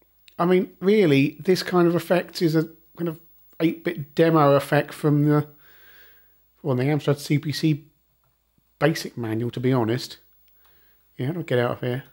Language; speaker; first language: English; native; English